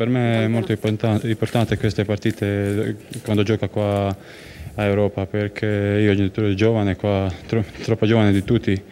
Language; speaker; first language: Italian; non-native, learner; Croatian